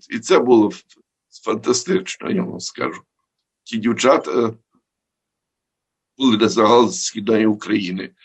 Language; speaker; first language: Ukrainian; early bilingual, heritage; Ukrainian